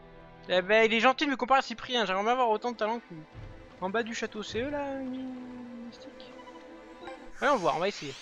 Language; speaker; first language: French; native; French